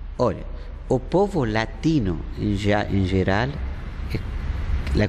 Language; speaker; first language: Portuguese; non-native, fluent; Spanish